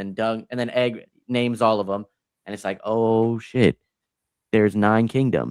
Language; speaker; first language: English; native; English